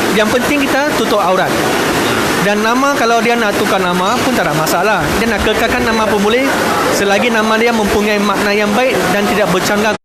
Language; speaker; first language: Malay; non-native, local second language; Chinese